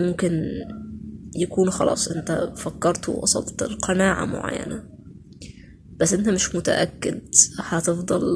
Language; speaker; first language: Arabic; native; Arabic